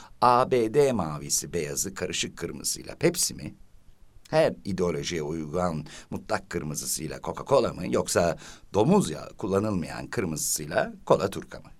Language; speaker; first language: Turkish; native; Turkish